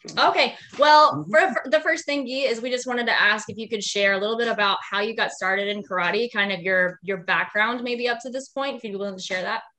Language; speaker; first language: English; native; English